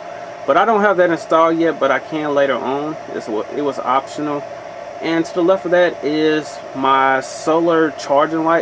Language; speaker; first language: English; native; English